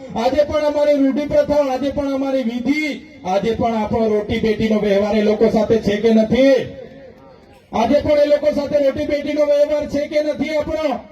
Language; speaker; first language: Gujarati; non-native, local second language; Vasavi